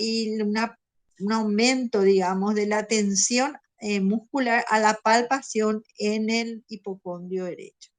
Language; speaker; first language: Spanish; native; Spanish